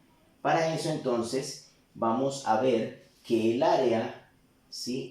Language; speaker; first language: Spanish; native; Spanish